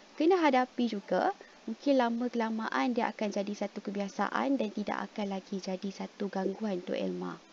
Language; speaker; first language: Malay; native; Malay